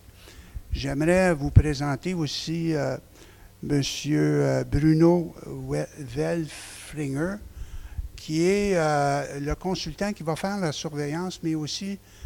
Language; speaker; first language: French; native; French